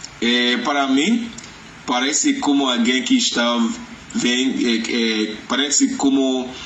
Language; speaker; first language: Portuguese; non-native, learner; Yoruba